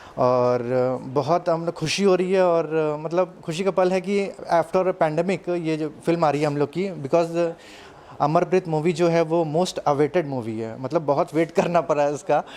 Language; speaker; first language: Hindi; non-native, local second language; Telugu